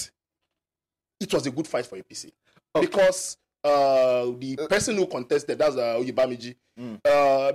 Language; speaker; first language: English; non-native, local second language; Yoruba